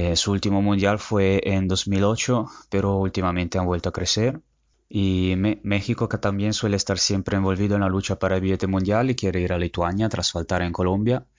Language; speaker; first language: Spanish; non-native, fluent; Italian